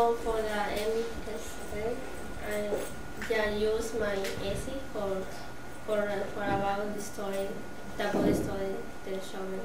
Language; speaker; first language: English; non-native, learner; Spanish